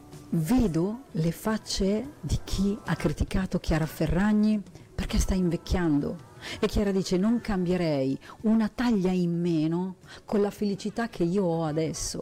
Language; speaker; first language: Italian; native; Italian